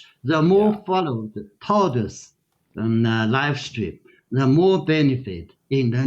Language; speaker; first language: English; non-native, learner; Chinese